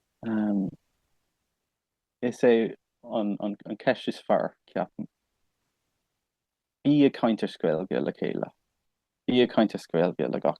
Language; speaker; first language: Irish; non-native, local second language; English